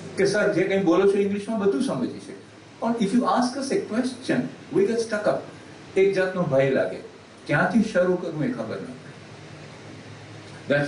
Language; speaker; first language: Gujarati; early bilingual, heritage; Gujarati